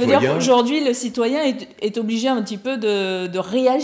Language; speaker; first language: French; native; French